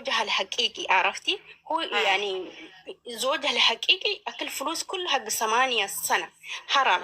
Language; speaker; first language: Arabic; non-native, learner; Oromo